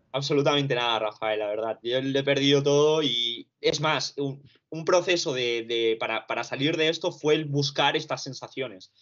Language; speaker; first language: Spanish; early bilingual, other home language; Romanian